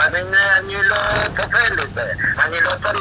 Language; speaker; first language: Hebrew; non-native, learner; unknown